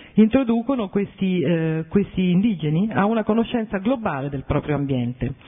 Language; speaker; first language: Italian; native; Italian